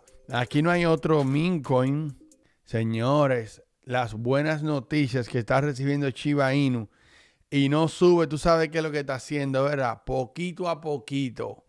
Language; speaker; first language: Spanish; native; Spanish